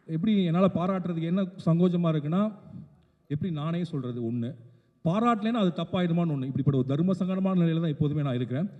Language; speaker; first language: Tamil; native; Tamil